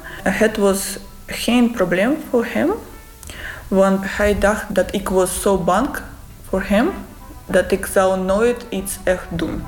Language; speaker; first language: Dutch; non-native, learner; Russian